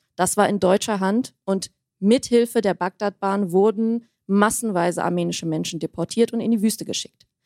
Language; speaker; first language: German; early bilingual, other home language; Armenian